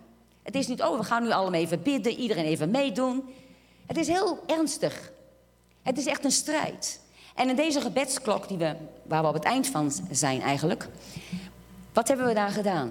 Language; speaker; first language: Dutch; non-native, fluent; Portuguese